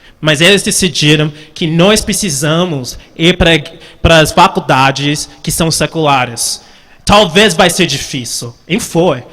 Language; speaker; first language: Portuguese; non-native, fluent; English